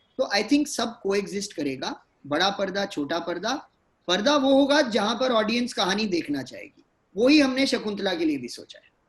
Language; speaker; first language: Hindi; native; Hindi